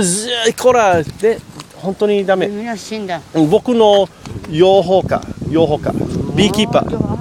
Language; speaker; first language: Japanese; non-native, learner; English